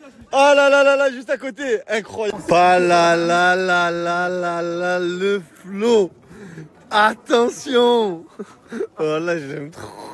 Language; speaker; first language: French; native; French